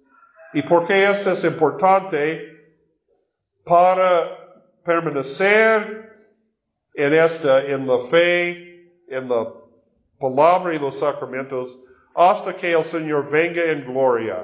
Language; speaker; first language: Spanish; non-native, learner; English